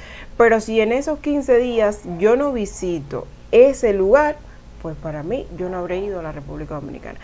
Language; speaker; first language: Spanish; native; Spanish